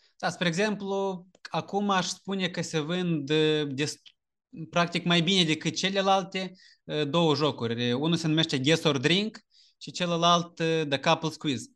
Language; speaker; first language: Romanian; native; Romanian